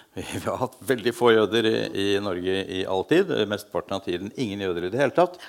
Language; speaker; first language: Norwegian; non-native, fluent; Hungarian